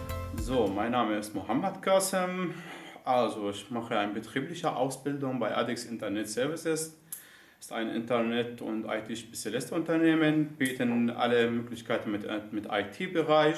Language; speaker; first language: German; non-native, learner; Arabic